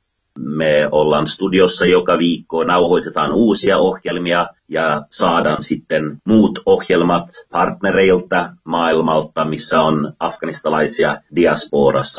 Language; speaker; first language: Finnish; non-native, fluent; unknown